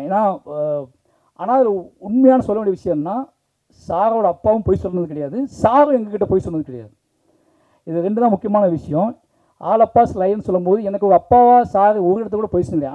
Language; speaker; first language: Tamil; native; Tamil